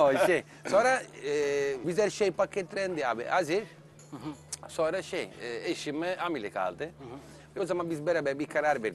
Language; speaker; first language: Turkish; non-native, learner; Italian